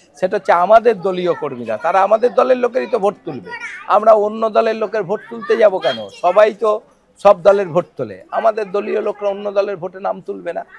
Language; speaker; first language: Bangla; native; Bangla